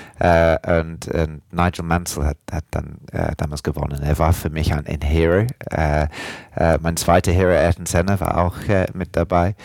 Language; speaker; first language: German; non-native, fluent; English